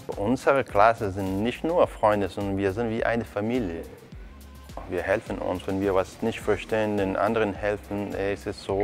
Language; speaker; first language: German; non-native, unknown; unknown